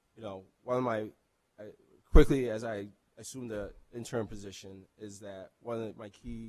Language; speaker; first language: English; non-native, local second language; Akan